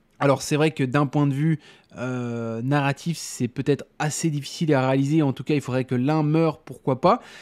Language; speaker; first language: French; native; French